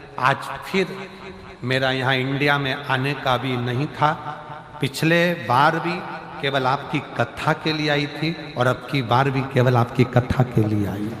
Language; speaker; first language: Hindi; native; Hindi